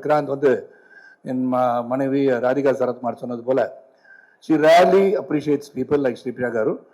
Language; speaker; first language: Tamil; native; Tamil